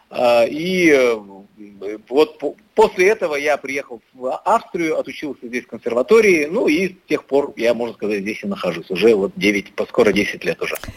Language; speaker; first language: Russian; native; Russian